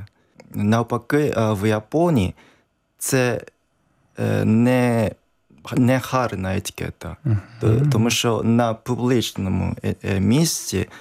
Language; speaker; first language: Ukrainian; non-native, learner; Japanese